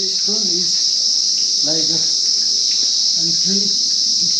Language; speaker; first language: English; non-native, learner; Nepali